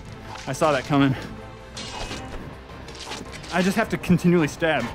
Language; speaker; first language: English; native; English